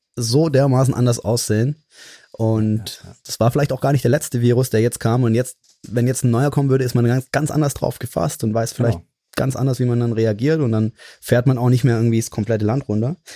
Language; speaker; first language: German; native; German